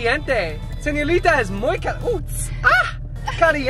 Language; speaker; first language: Spanish; non-native, learner; English